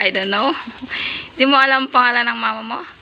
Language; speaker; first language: Filipino; native; Filipino